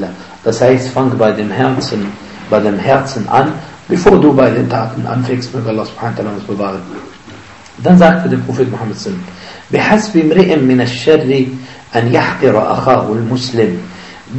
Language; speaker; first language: German; non-native, fluent; Arabic